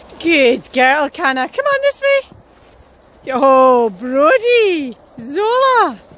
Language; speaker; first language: English; native; English